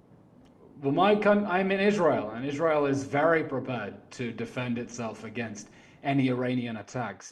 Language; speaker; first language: English; native; English